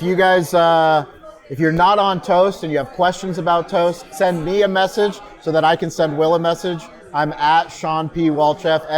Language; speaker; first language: English; native; English